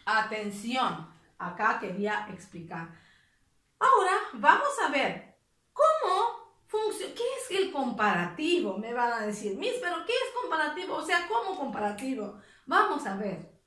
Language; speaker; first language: Spanish; native; Spanish